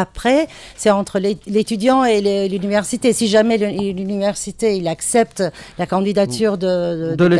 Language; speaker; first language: French; non-native, fluent; Turkish